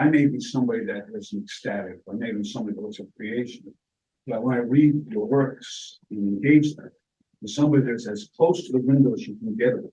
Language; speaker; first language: English; native; English